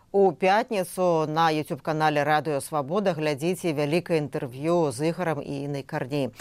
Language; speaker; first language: Belarusian; non-native, local second language; Russian